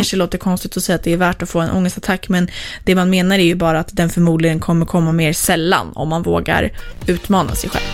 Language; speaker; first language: Swedish; native; Swedish